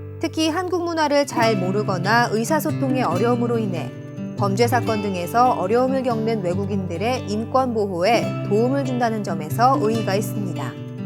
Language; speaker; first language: Korean; native; Korean